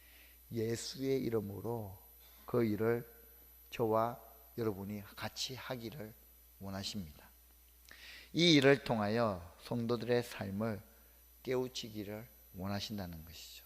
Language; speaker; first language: Korean; native; Korean